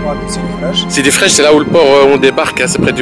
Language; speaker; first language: French; native; French